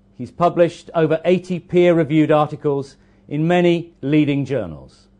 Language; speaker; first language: English; native; English